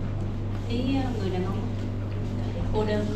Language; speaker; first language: Vietnamese; native; Vietnamese